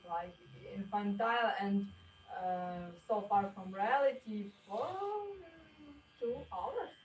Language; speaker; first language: English; non-native, learner; Ukrainian